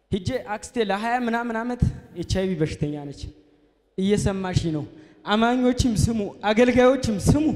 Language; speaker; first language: Amharic; native; Amharic